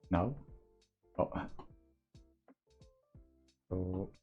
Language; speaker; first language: English; non-native, learner; Japanese